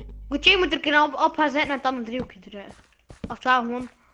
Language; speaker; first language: Dutch; native; Dutch